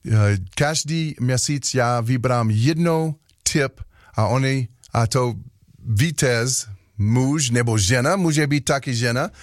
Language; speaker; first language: Czech; non-native, learner; English